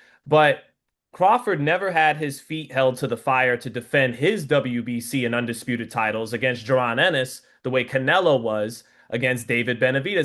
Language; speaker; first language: English; native; English